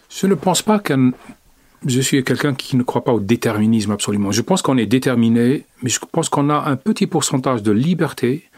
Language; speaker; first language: French; non-native, local second language; Arabic